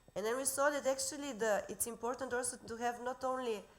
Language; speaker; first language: English; non-native, fluent; Slovenian